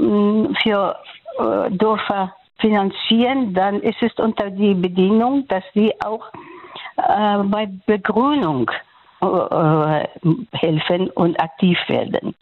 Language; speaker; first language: German; non-native, learner; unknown